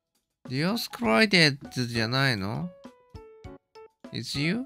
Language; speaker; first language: English; non-native, learner; Japanese